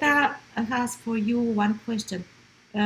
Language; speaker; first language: English; non-native, learner; Russian